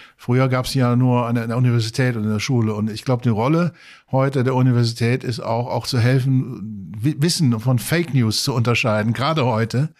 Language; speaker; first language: German; native; German